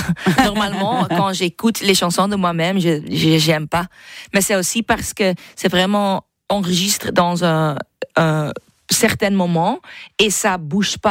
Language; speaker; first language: French; non-native, local second language; Dutch